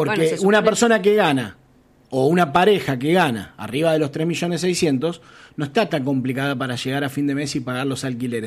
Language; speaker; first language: Spanish; native; Spanish